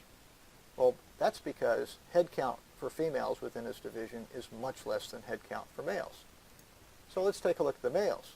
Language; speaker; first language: English; native; English